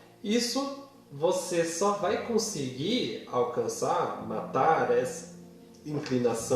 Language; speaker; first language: Portuguese; native; Portuguese